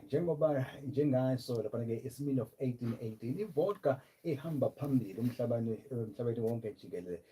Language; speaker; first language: Zulu; native; Zulu